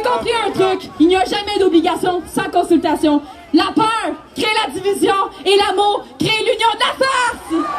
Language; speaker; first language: French; native; French